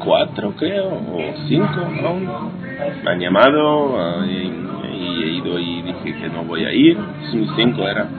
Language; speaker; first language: Spanish; non-native, fluent; Hebrew